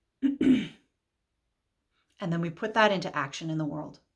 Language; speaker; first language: English; native; English